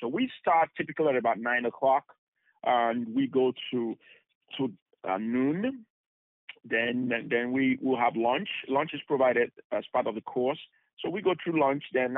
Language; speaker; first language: English; non-native, local second language; Bini